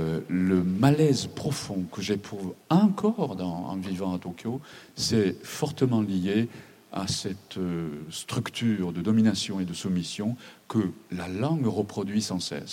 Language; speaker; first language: French; non-native, fluent; Japanese